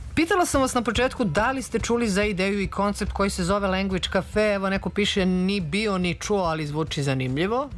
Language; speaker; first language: Serbian; native; Serbian